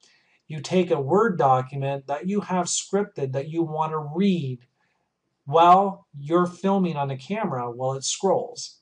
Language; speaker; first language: English; native; English